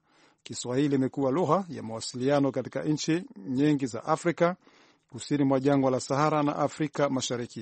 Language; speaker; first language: Swahili; non-native, local second language; Rundi